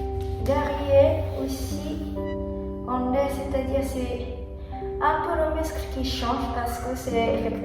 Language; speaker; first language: French; non-native, learner; Japanese